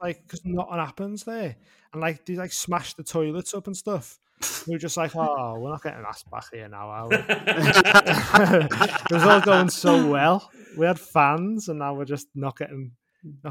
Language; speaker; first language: English; native; English